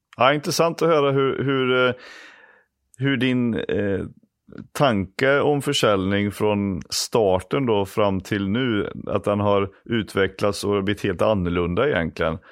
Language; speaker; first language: Swedish; native; Swedish